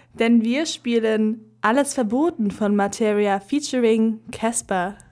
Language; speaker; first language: German; early bilingual, other home language; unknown